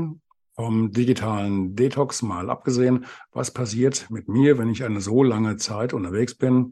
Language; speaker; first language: German; native; German